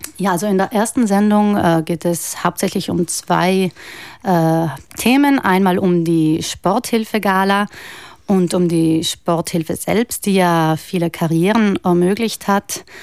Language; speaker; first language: German; native; German